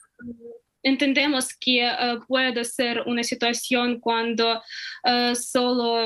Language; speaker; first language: Spanish; non-native, fluent; Ukrainian